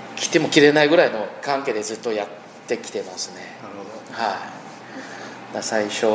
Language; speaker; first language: Japanese; non-native, fluent; Chinese